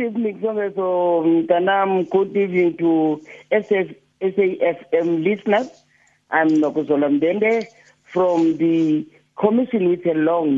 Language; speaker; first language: English; non-native, local second language; Xhosa